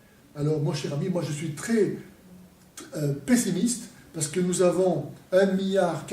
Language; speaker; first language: French; native; French